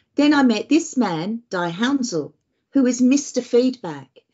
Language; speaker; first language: English; native; English